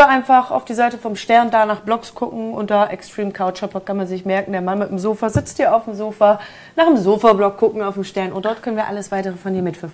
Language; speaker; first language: German; native; German